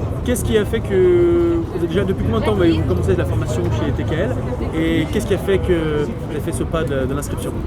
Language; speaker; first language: French; native; French